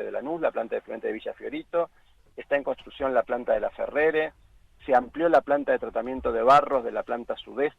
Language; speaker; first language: Spanish; native; Spanish